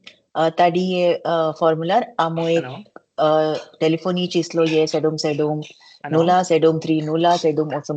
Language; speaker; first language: Czech; non-native, learner; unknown